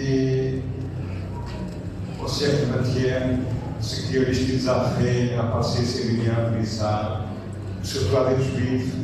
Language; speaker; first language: French; non-native, fluent; Portuguese